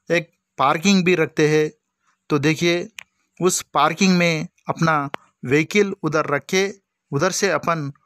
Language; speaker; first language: Hindi; non-native, local second language; Lambadi